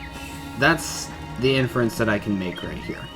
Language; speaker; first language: English; native; English